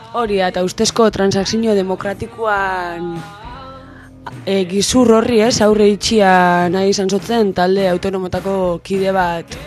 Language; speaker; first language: Basque; native; Basque